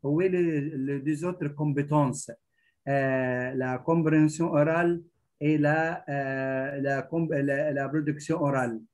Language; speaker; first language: French; non-native, fluent; Arabic